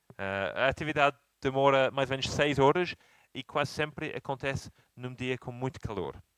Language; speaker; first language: Portuguese; non-native, fluent; English